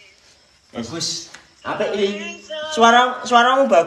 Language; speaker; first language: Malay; non-native, local second language; Javanese